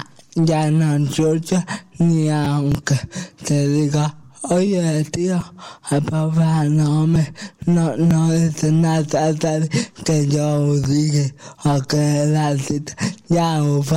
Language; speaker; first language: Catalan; non-native, local second language; Spanish